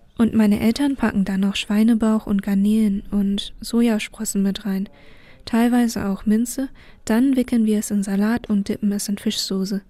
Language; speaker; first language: German; early bilingual, other home language; Vietnamese